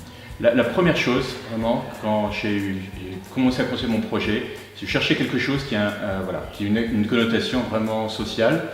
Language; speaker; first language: French; native; French